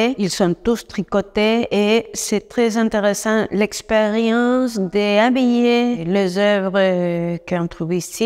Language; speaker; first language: French; non-native, fluent; Spanish